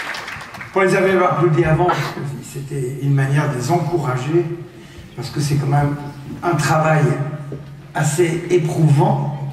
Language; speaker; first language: French; native; French